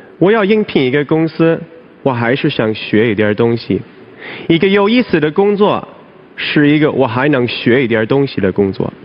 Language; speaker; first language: Chinese; non-native, fluent; English